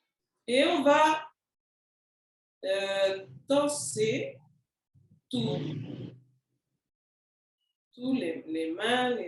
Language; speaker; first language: French; non-native, learner; Spanish